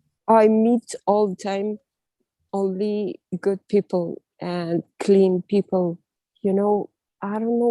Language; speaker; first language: English; non-native, learner; Russian